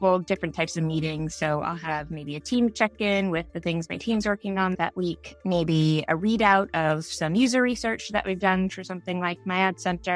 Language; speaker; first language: English; native; English